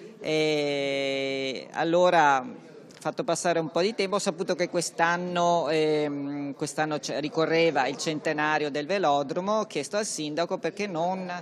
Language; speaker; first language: Italian; native; Italian